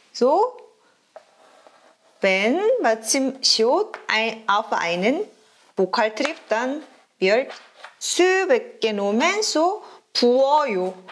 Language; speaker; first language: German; non-native, fluent; Korean